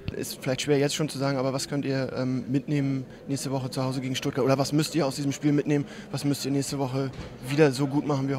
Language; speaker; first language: German; native; German